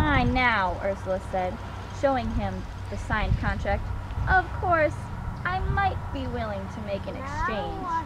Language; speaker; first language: English; native; English